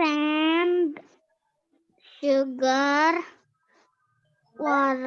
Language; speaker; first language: English; non-native, learner; Indonesian